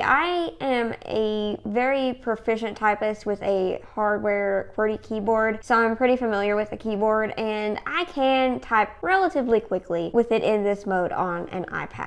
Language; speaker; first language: English; native; English